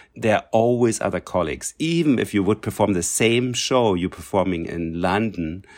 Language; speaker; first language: English; non-native, fluent; German